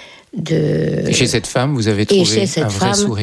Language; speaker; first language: French; native; French